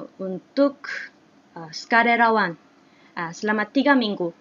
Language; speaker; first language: Indonesian; non-native, learner; Japanese